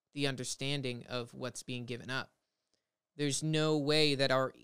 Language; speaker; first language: English; native; English